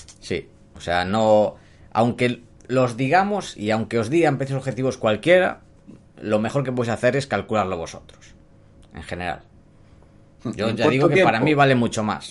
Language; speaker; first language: Spanish; native; Spanish